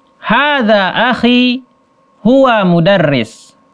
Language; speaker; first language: Arabic; non-native, fluent; Indonesian